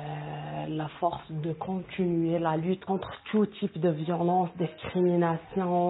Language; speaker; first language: French; non-native, local second language; Arabic